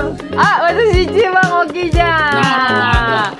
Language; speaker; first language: Japanese; non-native, learner; Filipino